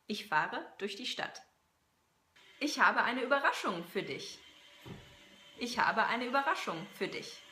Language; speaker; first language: German; non-native, fluent; English